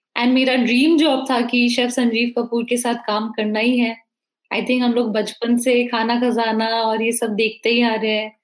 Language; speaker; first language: Hindi; native; Hindi